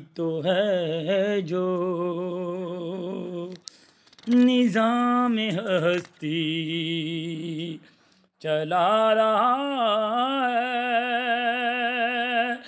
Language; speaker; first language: Urdu; native; Urdu